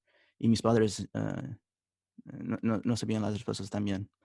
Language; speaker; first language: Spanish; early bilingual, heritage; Spanish